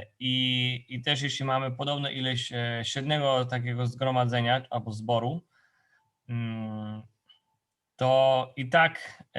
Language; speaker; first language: Polish; non-native, fluent; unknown